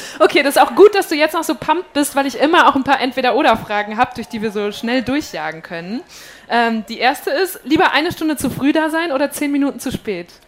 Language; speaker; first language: German; native; German